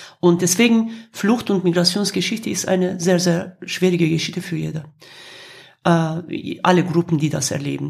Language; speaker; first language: German; non-native, fluent; Kurdish